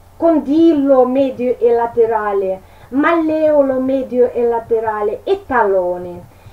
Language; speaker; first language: Italian; non-native, learner; Russian